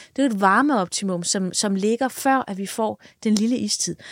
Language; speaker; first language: Danish; native; Danish